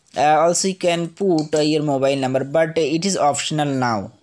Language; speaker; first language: English; non-native, local second language; Bangla